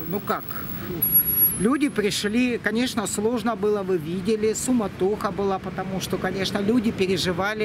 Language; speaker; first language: Russian; native; Russian